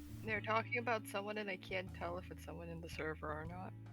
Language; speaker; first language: English; native; English